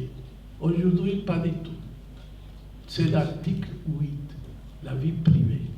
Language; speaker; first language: French; non-native, fluent; Spanish